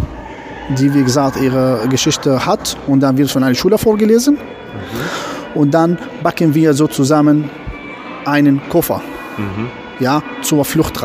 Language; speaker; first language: German; non-native, fluent; Arabic